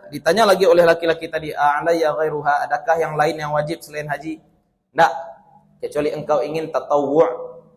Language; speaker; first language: Malay; native; Malay